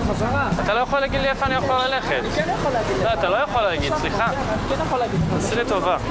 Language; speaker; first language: Hebrew; non-native, fluent; Portuguese